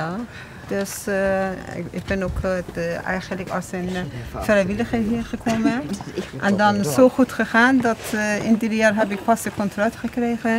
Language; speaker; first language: Dutch; non-native, fluent; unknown